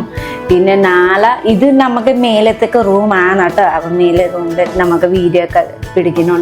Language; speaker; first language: Malayalam; non-native, learner; Nepali